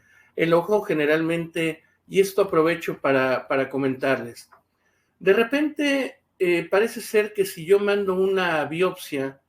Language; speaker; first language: Spanish; native; Spanish